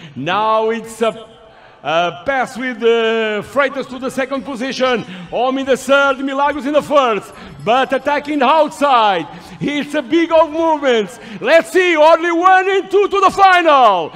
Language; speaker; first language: English; non-native, learner; Portuguese